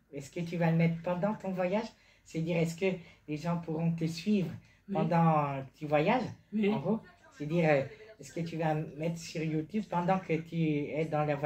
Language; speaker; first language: French; native; French